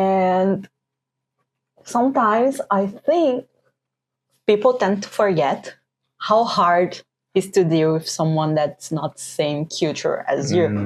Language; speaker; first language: English; non-native, fluent; Portuguese